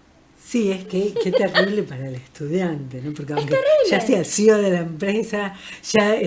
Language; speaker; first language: Spanish; native; Spanish